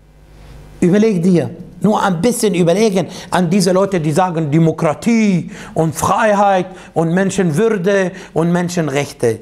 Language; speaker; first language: German; non-native, fluent; Arabic